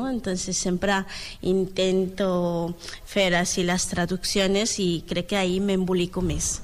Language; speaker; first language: Catalan; non-native, learner; Spanish